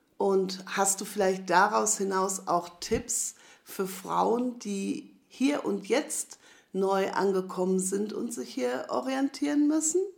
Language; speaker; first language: German; native; German